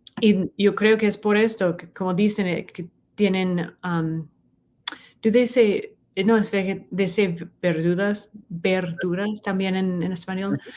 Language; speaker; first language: Spanish; non-native, learner; English